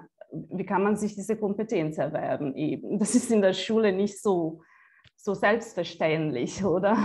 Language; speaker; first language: German; non-native, fluent; Italian